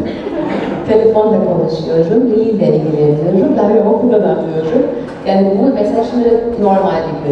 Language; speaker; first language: Turkish; non-native, fluent; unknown